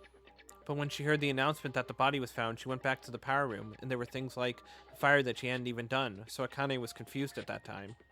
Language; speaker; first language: English; native; English